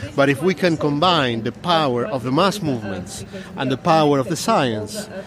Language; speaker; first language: English; non-native, fluent; Spanish